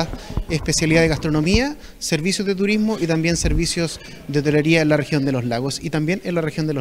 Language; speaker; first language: Spanish; native; Spanish